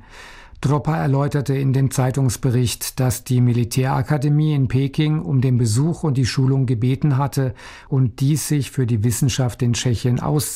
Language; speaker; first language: German; native; German